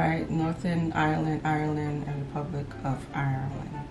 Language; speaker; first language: English; native; English